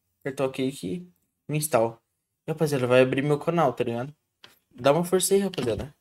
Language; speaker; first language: Portuguese; native; Portuguese